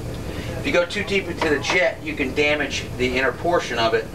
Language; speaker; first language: English; native; English